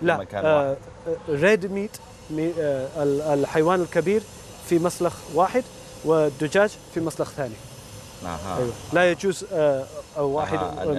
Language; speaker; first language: Arabic; non-native, learner; Urdu